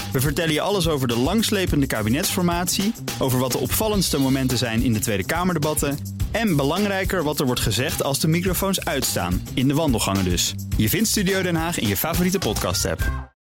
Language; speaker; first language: Dutch; native; Dutch